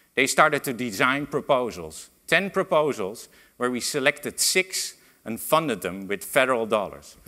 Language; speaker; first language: English; non-native, fluent; Dutch